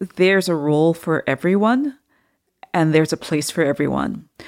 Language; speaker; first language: English; native; English